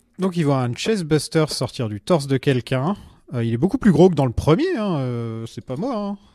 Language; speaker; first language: French; native; French